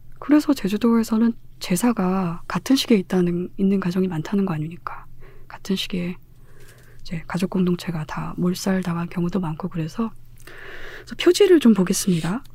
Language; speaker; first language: Korean; native; Korean